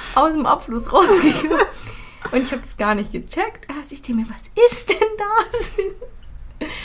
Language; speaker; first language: German; early bilingual, other home language; Filipino